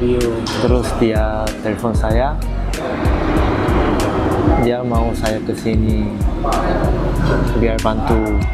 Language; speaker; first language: Indonesian; non-native, learner; Korean